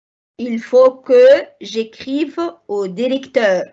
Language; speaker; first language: French; non-native, fluent; Arabic